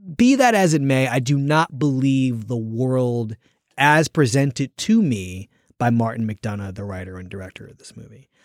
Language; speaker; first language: English; native; English